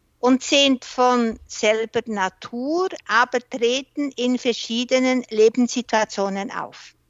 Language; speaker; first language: German; non-native, local second language; French